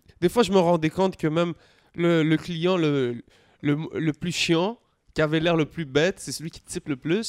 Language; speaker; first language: French; native; French